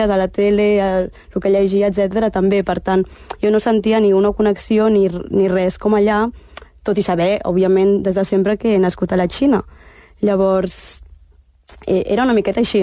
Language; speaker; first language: Catalan; early bilingual, heritage; Catalan